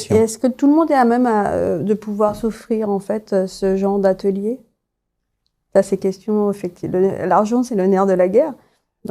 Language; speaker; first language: French; native; French